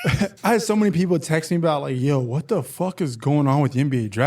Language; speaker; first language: English; native; English